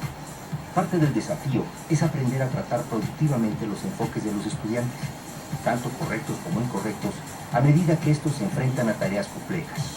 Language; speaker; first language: Spanish; native; Spanish